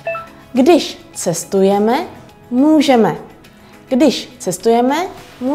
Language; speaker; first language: Czech; early bilingual, other home language; Vietnamese